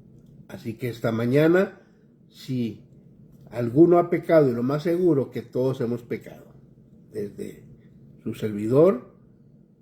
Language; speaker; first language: Spanish; native; Spanish